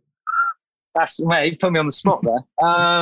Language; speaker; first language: English; native; English